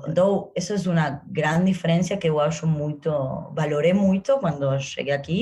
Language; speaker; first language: Portuguese; non-native, learner; Spanish